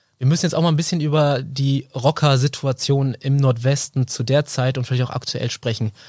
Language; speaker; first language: German; native; German